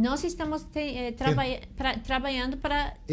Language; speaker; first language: Portuguese; non-native, fluent; English